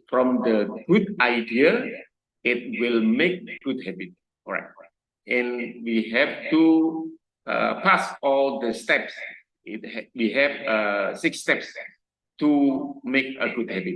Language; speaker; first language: English; non-native, learner; Indonesian